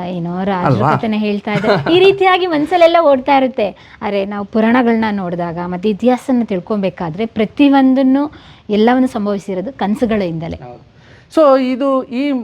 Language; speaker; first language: Kannada; native; Kannada